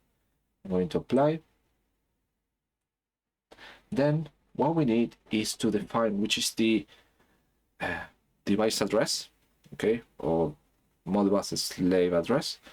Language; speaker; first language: English; non-native, fluent; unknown